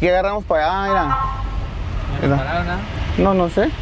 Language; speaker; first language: Spanish; native; Spanish